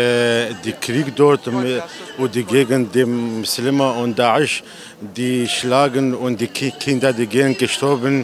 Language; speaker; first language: German; non-native, learner; Kurdish